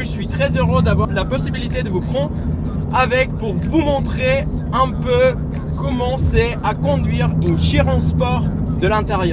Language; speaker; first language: French; non-native, fluent; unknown